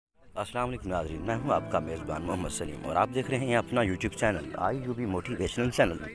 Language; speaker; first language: Urdu; non-native, local second language; Saraiki